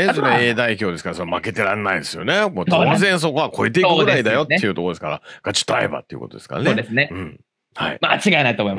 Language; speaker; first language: Japanese; native; Japanese